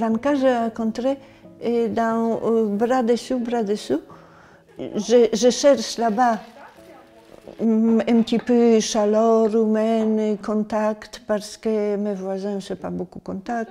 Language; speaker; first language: French; non-native, learner; Polish